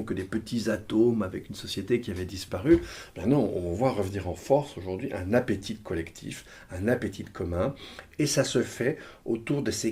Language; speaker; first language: French; native; French